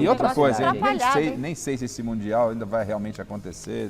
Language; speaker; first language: Portuguese; native; Portuguese